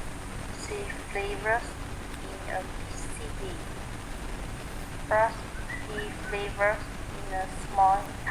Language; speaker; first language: English; non-native, learner; Vietnamese